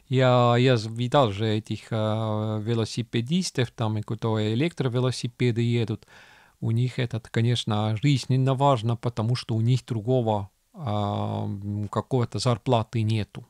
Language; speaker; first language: Russian; non-native, local second language; Estonian